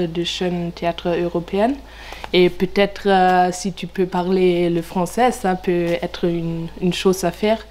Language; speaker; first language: French; non-native, learner; German